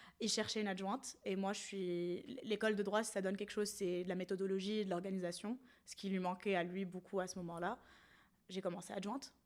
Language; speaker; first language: French; non-native, local second language; Arabic